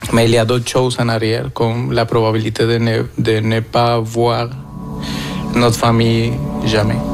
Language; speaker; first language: French; non-native, fluent; Spanish